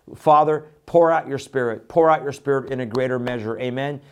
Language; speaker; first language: English; non-native, fluent; Persian